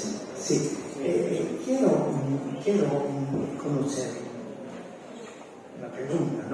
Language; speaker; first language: Spanish; non-native, learner; Italian